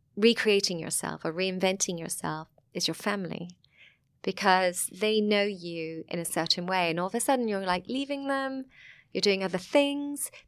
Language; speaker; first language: English; native; English